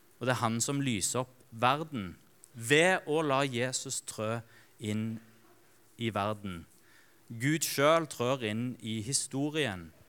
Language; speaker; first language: Norwegian; native; Norwegian